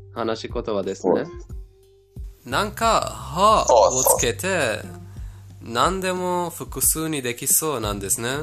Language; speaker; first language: Japanese; non-native, fluent; Persian